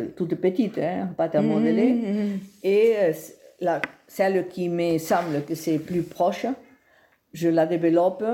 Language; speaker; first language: French; non-native, fluent; Spanish